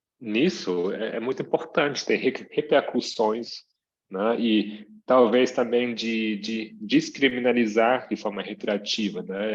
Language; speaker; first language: Portuguese; early bilingual, heritage; Portuguese